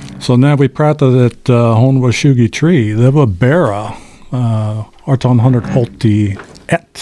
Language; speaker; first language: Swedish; non-native, learner; English